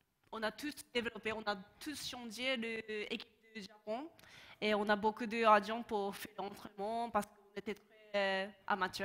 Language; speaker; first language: French; non-native, learner; Japanese